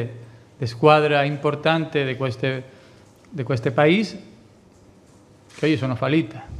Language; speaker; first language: Italian; non-native, fluent; Spanish